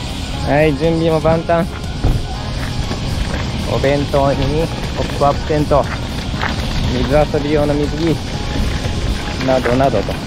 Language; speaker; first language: Japanese; native; Japanese